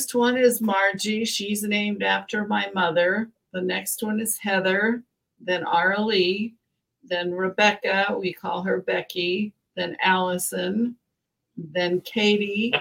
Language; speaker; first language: English; native; English